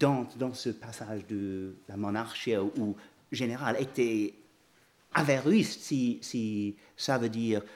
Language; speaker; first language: French; non-native, fluent; English